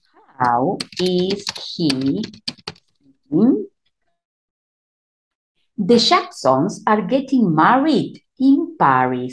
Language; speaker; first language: English; non-native, fluent; Spanish